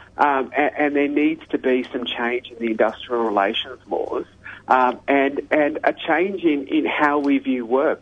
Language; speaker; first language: English; native; English